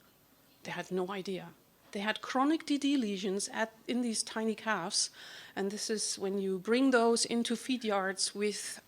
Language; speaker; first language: English; non-native, fluent; German